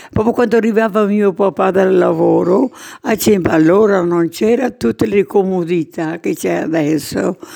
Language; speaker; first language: Italian; native; Italian